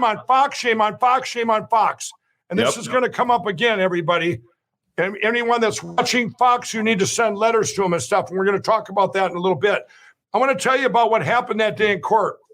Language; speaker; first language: English; native; English